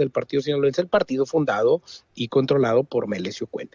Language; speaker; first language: Spanish; native; Spanish